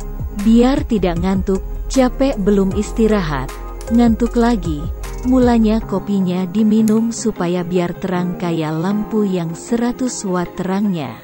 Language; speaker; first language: Indonesian; native; Indonesian